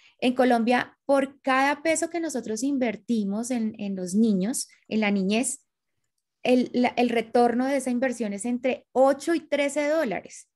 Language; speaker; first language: Spanish; native; Spanish